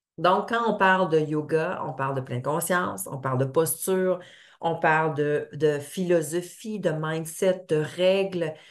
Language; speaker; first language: French; native; French